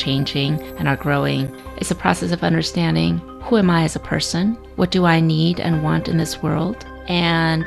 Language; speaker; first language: English; native; English